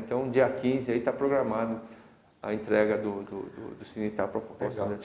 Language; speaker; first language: Portuguese; native; Portuguese